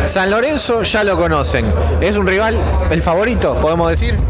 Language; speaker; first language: Spanish; native; Spanish